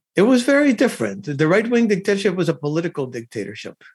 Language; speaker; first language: English; early bilingual, other home language; Spanish